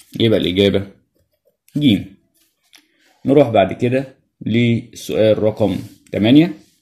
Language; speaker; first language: Arabic; native; Arabic